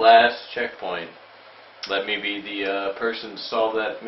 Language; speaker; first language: English; native; English